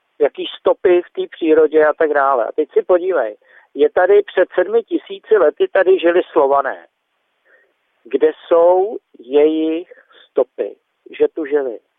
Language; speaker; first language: Czech; native; Czech